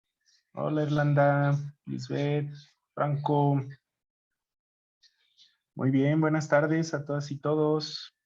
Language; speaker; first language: Spanish; native; Spanish